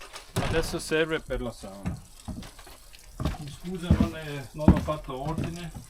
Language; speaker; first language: Italian; non-native, fluent; German